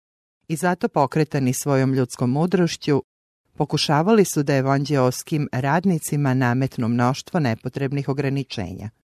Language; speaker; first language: Serbian; native; Serbian